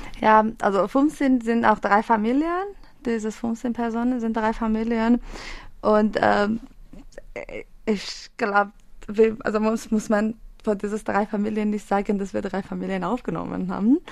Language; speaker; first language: German; non-native, fluent; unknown